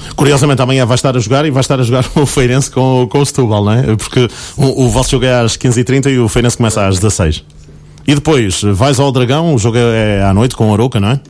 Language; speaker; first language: Portuguese; native; Portuguese